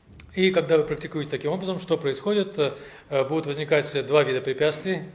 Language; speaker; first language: Russian; native; Russian